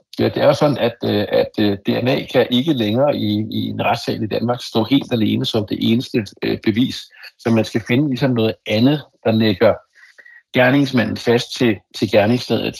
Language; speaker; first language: Danish; native; Danish